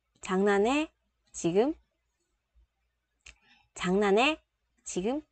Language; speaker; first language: Korean; non-native, fluent; Vietnamese